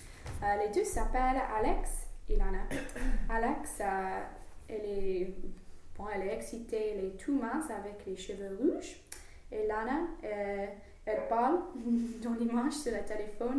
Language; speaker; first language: French; non-native, learner; English